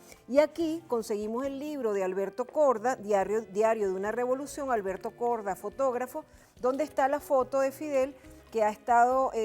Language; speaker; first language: Spanish; native; Spanish